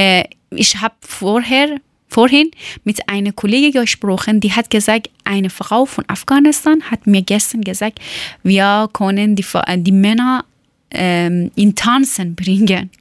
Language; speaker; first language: German; non-native, learner; Persian